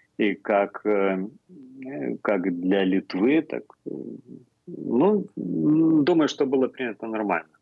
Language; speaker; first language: Russian; non-native, fluent; Lithuanian